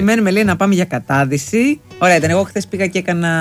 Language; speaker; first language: Greek; native; Greek